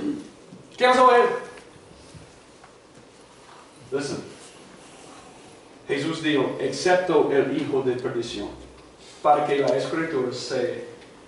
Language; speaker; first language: Spanish; non-native, fluent; English